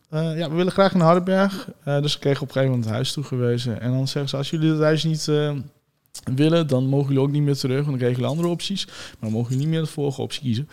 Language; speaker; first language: Dutch; early bilingual, other home language; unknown